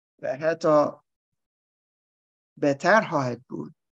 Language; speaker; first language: Persian; non-native, learner; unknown